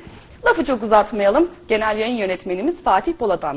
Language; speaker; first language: Turkish; native; Turkish